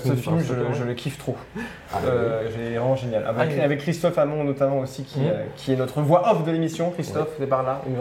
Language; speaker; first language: French; native; French